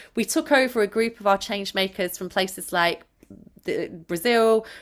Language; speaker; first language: English; native; English